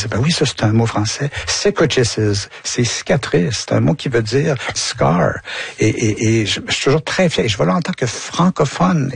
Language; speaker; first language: French; native; French